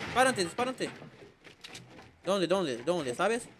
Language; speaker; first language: Spanish; non-native, learner; Portuguese